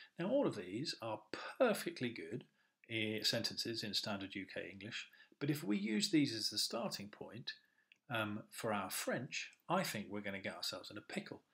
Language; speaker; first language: English; native; English